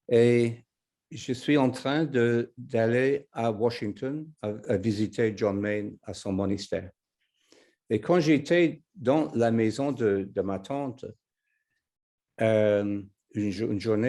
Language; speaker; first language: French; non-native, fluent; English